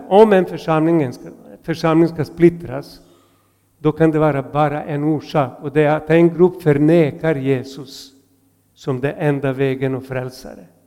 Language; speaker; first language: Swedish; non-native, fluent; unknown